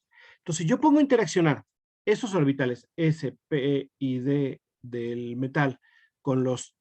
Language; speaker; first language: Spanish; native; Spanish